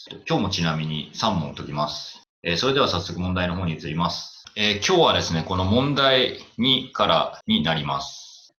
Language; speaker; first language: Japanese; native; Japanese